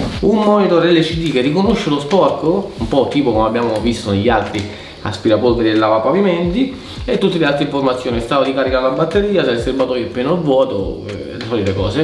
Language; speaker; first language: Italian; native; Italian